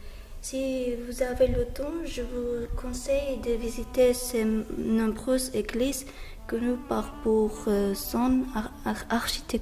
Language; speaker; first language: French; non-native, fluent; Armenian